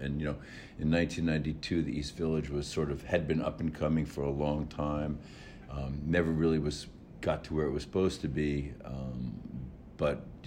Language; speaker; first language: English; native; English